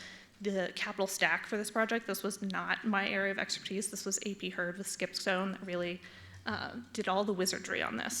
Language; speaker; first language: English; native; English